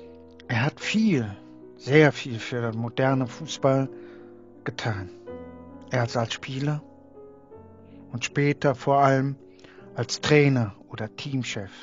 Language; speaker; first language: German; early bilingual, other home language; Turkish